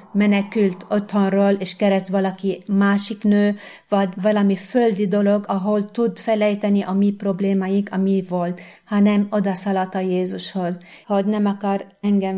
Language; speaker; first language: Hungarian; non-native, fluent; Arabic